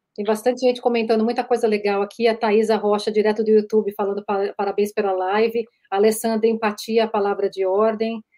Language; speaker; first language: Portuguese; native; Portuguese